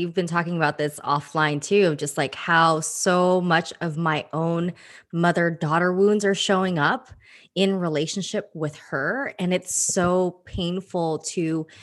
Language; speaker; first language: English; early bilingual, other home language; Filipino